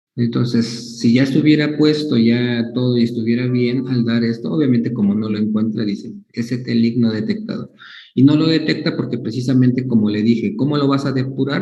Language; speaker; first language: Spanish; native; Spanish